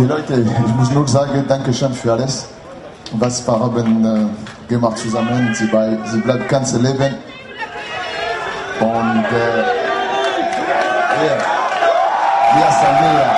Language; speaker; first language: German; non-native, learner; French